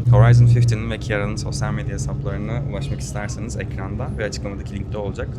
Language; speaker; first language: Turkish; native; Turkish